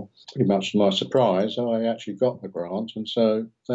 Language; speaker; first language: English; native; English